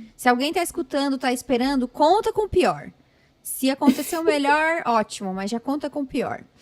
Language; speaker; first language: Portuguese; native; Portuguese